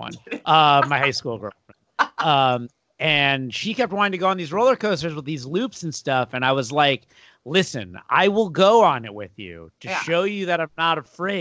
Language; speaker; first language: English; native; English